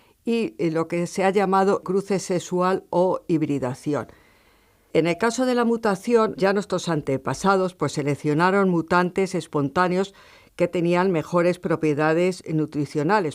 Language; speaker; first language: Spanish; native; Spanish